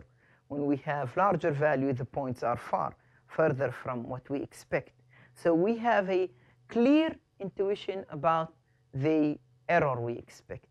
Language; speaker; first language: English; non-native, fluent; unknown